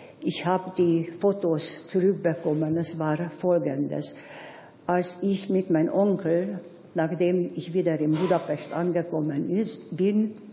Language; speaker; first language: German; non-native, fluent; Hungarian